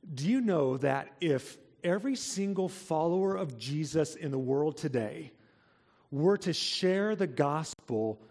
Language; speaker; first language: English; native; English